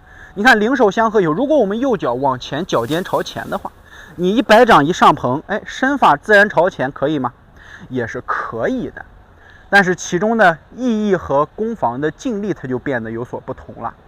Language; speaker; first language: Chinese; native; Chinese